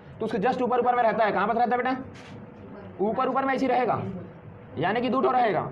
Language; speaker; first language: Hindi; native; Hindi